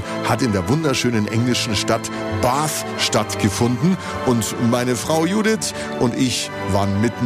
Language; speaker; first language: German; native; German